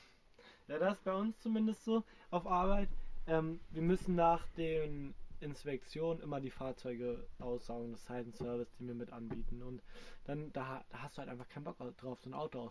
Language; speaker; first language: German; native; German